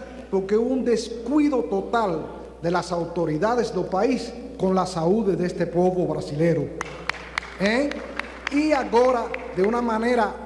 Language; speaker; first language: Portuguese; non-native, fluent; Spanish